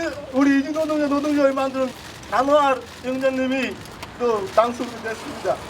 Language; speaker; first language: Korean; non-native, learner; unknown